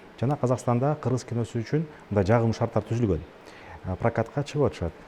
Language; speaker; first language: Kyrgyz; native; Kyrgyz